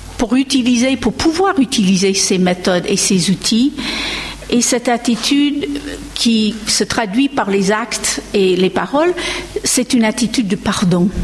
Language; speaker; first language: French; non-native, fluent; English